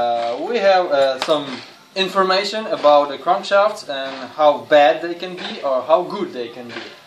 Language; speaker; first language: English; non-native, fluent; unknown